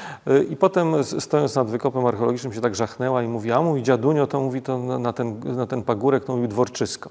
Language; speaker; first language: Polish; native; Polish